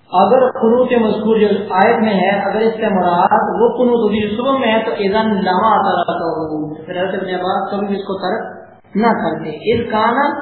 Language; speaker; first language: Urdu; native; Urdu